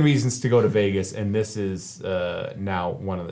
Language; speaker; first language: English; native; English